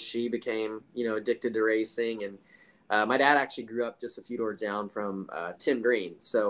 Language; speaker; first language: English; native; English